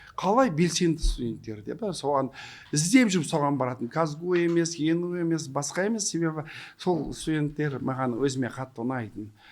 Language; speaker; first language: Kazakh; non-native, local second language; Russian